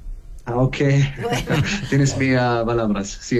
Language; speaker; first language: Spanish; non-native, learner; Arabic